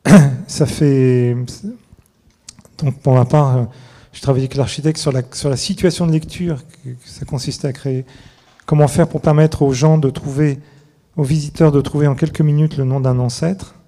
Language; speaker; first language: French; native; French